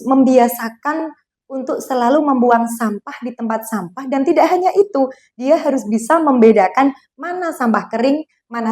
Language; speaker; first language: Indonesian; non-native, local second language; Javanese